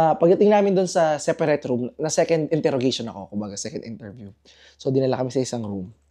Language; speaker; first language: Filipino; native; Filipino